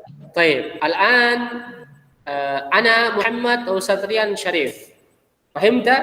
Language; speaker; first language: Arabic; non-native, fluent; Indonesian